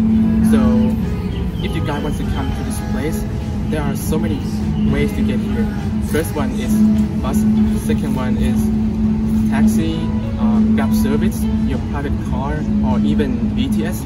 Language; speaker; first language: English; non-native, learner; Thai